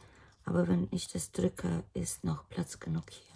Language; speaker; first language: German; non-native, fluent; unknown